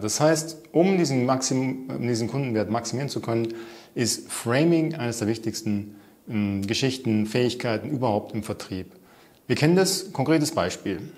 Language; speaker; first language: German; native; German